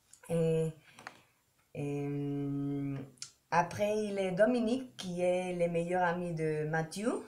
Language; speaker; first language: French; non-native, learner; Spanish